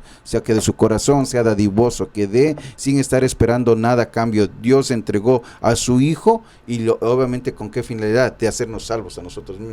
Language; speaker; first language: Spanish; native; Spanish